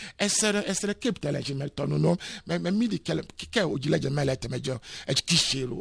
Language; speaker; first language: Hungarian; non-native, learner; Yoruba